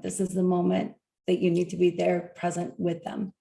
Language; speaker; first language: English; native; English